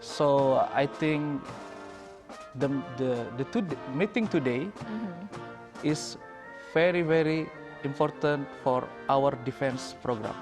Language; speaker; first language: English; non-native, learner; Indonesian